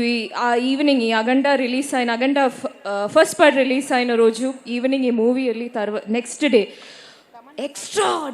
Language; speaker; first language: Telugu; non-native, learner; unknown